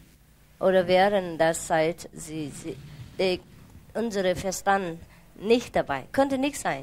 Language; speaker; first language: German; non-native, learner; Vietnamese